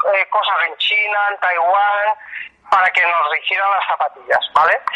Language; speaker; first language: Spanish; native; Spanish